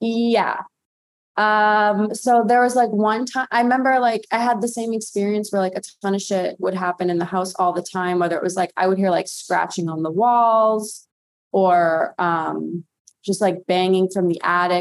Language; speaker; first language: English; native; English